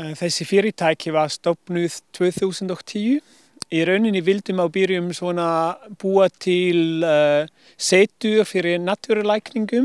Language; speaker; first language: Icelandic; non-native, learner; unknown